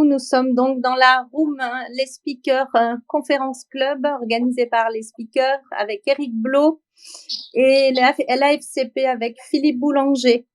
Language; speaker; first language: French; native; French